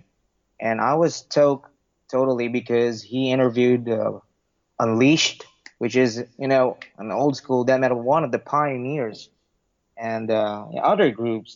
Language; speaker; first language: English; non-native, local second language; Filipino